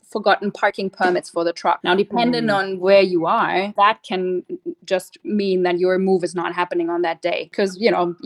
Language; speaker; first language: English; non-native, fluent; German